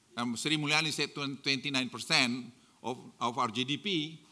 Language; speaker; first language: English; non-native, fluent; Indonesian